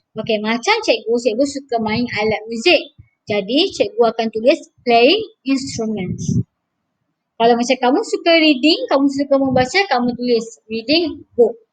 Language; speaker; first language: Malay; native; Malay